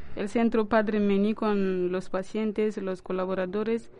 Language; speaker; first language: Spanish; non-native, learner; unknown